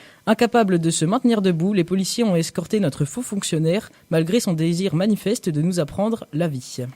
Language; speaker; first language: French; native; French